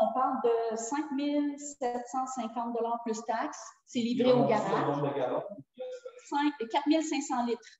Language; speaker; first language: French; native; French